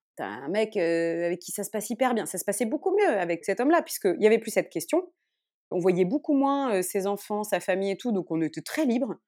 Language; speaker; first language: French; native; French